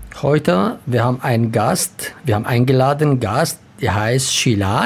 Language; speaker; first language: German; non-native, learner; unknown